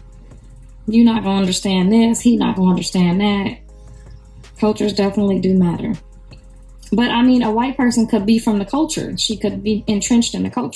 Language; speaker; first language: English; native; English